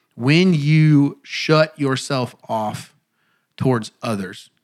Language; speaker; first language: English; native; English